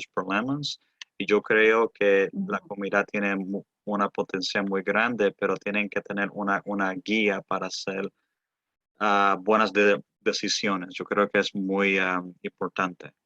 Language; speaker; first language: Spanish; early bilingual, heritage; Spanish